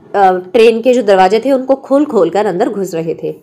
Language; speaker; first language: Hindi; native; Hindi